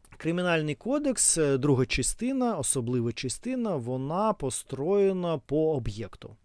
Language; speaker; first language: Ukrainian; non-native, local second language; Russian